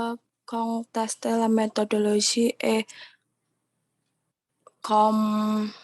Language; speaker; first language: French; non-native, learner; Indonesian